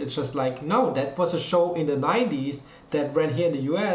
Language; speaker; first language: English; non-native, fluent; German